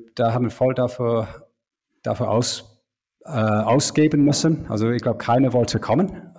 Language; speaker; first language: German; non-native, fluent; English